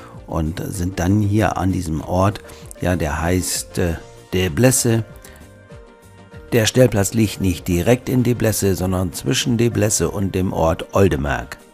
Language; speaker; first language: German; native; German